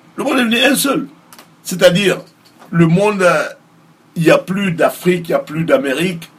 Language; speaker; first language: French; non-native, local second language; Mossi